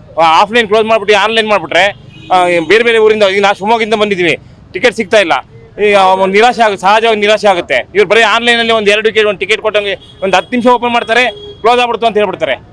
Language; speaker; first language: Kannada; native; Kannada